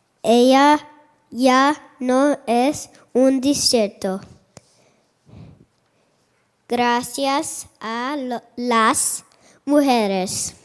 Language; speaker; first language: Spanish; non-native, learner; English